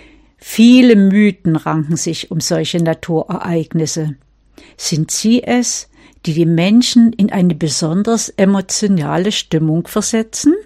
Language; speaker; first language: German; native; German